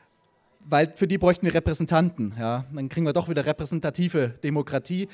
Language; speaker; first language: German; native; German